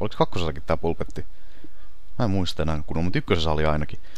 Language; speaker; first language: Finnish; native; Finnish